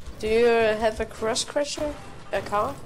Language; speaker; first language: English; non-native, fluent; Danish